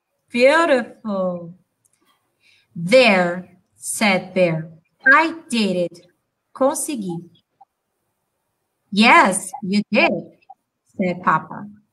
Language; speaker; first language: English; non-native, fluent; Portuguese